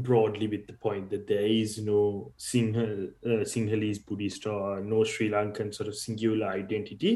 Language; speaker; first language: English; non-native, local second language; Sinhala